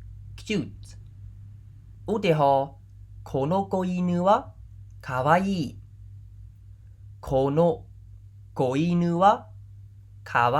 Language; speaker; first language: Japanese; non-native, fluent; Khmer